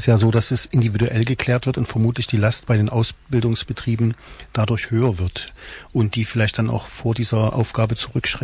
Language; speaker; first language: German; native; German